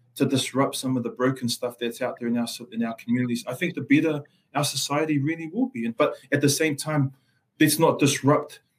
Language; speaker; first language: English; non-native, local second language; Samoan